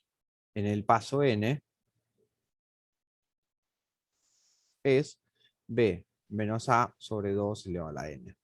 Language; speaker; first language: Spanish; native; Spanish